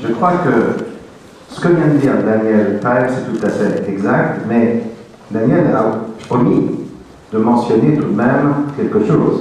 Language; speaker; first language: French; native; French